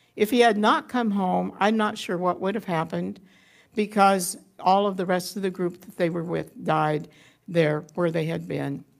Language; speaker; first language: English; native; English